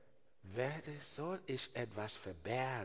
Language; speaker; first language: German; non-native, learner; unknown